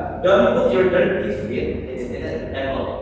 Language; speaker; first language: English; non-native, local second language; Indonesian